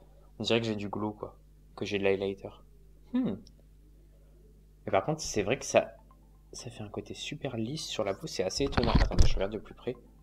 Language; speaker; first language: French; native; French